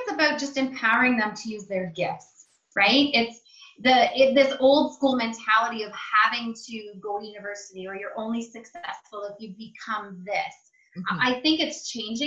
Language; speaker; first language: English; native; English